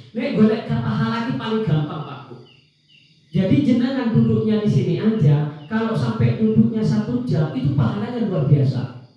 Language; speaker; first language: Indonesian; non-native, local second language; Madurese